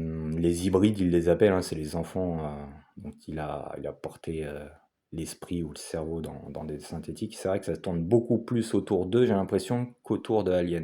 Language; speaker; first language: French; native; French